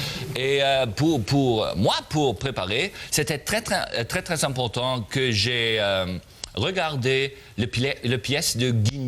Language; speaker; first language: French; non-native, learner; German